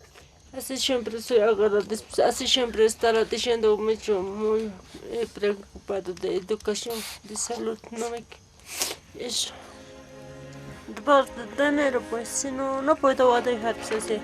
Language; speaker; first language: Spanish; non-native, local second language; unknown